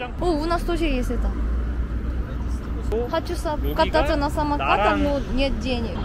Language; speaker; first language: Russian; non-native, learner; Korean